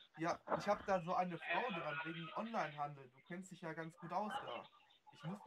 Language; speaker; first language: German; native; German